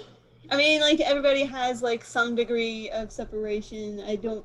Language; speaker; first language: English; native; English